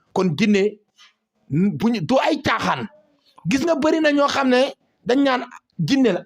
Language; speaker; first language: Wolof; native; Wolof